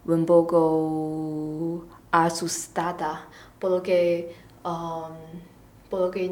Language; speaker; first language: Spanish; non-native, learner; Chinese